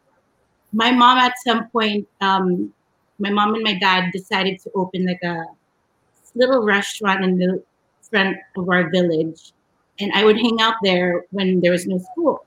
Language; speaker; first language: English; non-native, local second language; Filipino